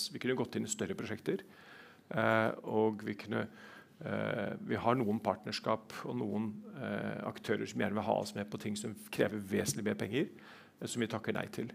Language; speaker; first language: Norwegian; native; Norwegian